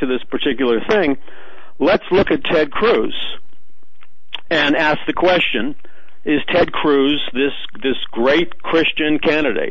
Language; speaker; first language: English; native; English